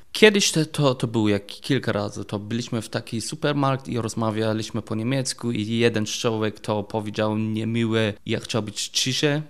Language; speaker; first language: Polish; non-native, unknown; German